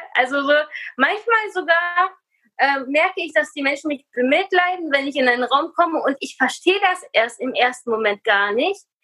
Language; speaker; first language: German; early bilingual, other home language; Russian